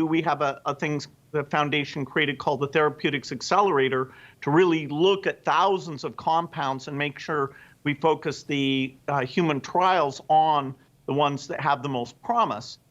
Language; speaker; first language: English; native; English